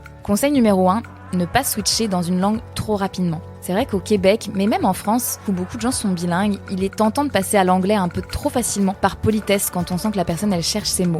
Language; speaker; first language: French; native; French